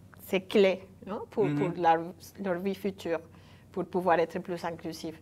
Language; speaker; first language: French; non-native, fluent; Spanish